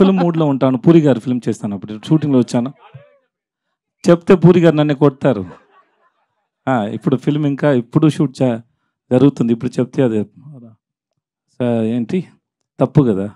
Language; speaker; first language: Telugu; non-native, local second language; Tamil